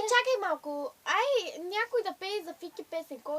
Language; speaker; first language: Bulgarian; non-native, local second language; Turkish